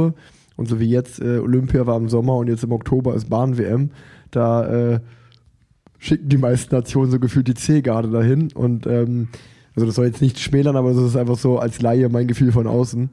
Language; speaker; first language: German; native; German